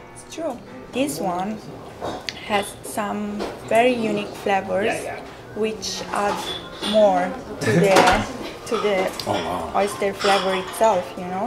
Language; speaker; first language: English; non-native, fluent; Italian